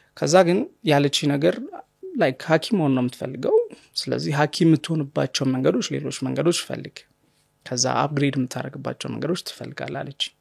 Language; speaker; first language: Amharic; native; Amharic